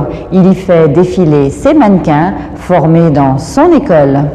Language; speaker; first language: French; native; French